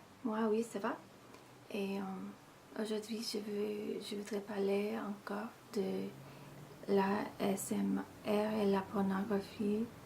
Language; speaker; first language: French; non-native, fluent; English